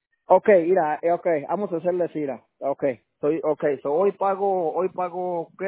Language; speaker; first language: Spanish; early bilingual, heritage; Spanish